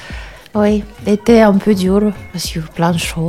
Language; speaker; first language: French; non-native, learner; Russian